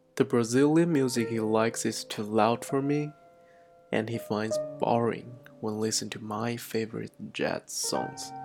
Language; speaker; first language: English; non-native, fluent; Chinese